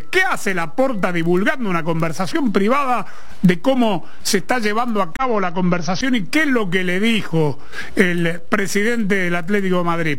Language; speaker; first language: Spanish; native; Spanish